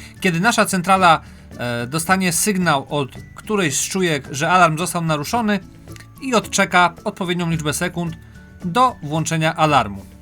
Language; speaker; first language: Polish; native; Polish